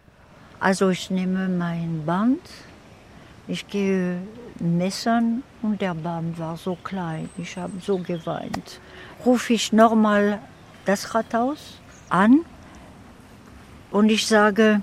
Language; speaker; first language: German; non-native, fluent; French